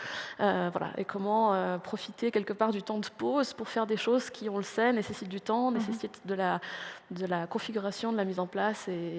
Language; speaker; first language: French; native; French